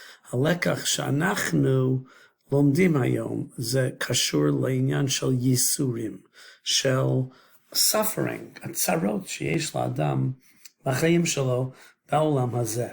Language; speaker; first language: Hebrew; non-native, fluent; English